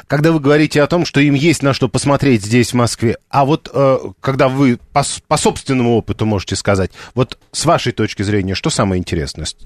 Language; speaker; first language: Russian; native; Russian